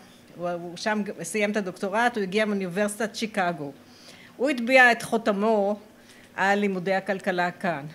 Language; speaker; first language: Hebrew; native; Hebrew